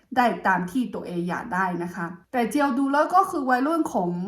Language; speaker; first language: Thai; non-native, fluent; Chinese